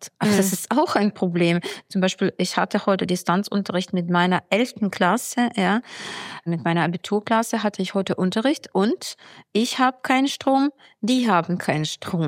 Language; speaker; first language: German; non-native, fluent; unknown